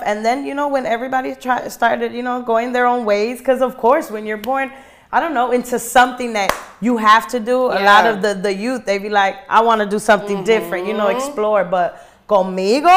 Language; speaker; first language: English; native; English